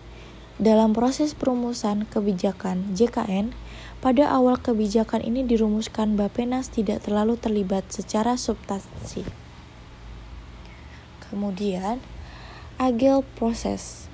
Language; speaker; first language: Indonesian; native; Indonesian